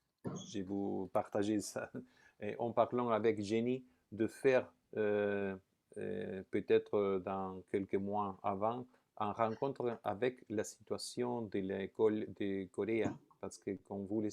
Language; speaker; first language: French; non-native, fluent; Spanish